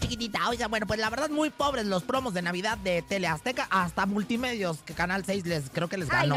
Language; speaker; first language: Spanish; native; Spanish